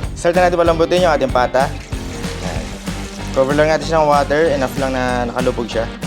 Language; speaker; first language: Filipino; non-native, local second language; Iloko